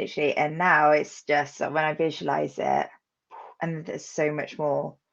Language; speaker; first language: English; native; English